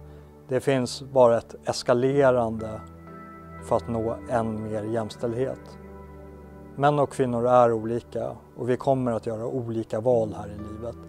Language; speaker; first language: Swedish; native; Swedish